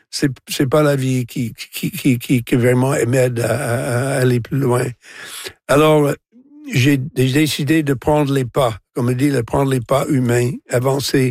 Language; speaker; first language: French; non-native, local second language; English